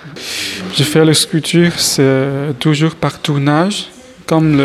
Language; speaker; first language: French; non-native, learner; Chinese